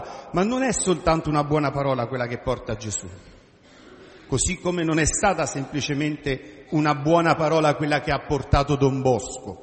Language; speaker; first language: Italian; native; Italian